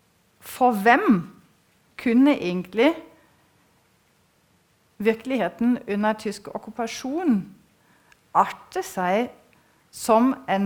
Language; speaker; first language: Norwegian; non-native, fluent; German